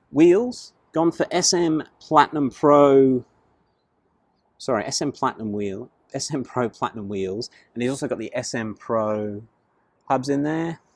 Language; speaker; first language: English; native; English